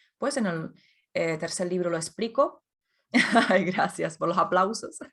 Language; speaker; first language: Spanish; non-native, fluent; Czech